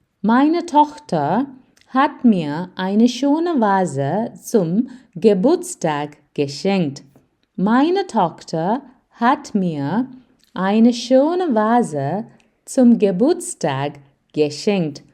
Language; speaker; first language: German; non-native, fluent; Malayalam